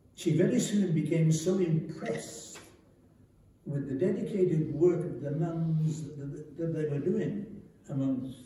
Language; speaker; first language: English; native; English